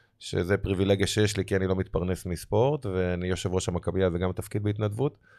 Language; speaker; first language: Hebrew; native; Hebrew